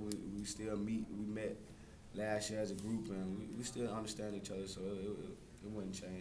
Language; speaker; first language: English; native; English